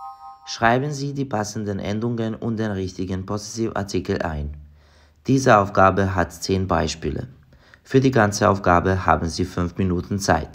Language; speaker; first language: German; non-native, fluent; Serbian